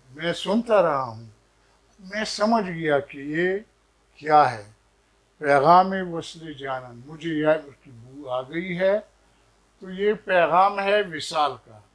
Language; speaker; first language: Urdu; non-native, local second language; Pashto